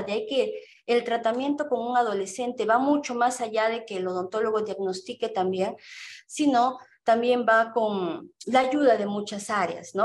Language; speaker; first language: Spanish; native; Spanish